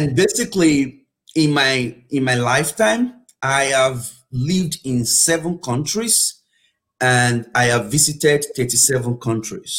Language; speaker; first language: English; non-native, local second language; Yoruba